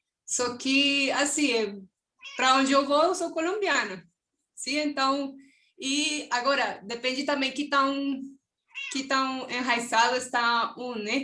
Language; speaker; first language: Portuguese; non-native, fluent; Spanish